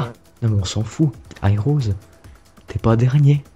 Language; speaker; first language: French; native; French